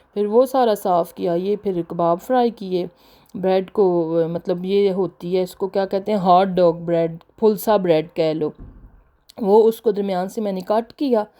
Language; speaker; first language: Urdu; non-native, local second language; Punjabi